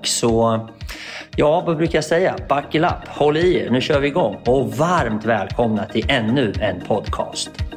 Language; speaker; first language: Swedish; native; Swedish